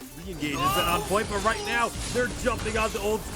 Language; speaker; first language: English; native; English